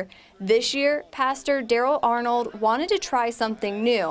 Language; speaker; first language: English; native; English